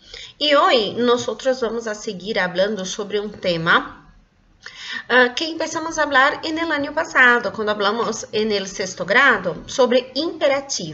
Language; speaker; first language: Spanish; non-native, local second language; Portuguese